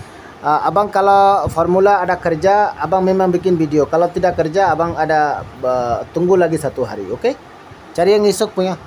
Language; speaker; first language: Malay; non-native, learner; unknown